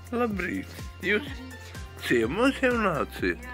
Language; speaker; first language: Latvian; native; Latvian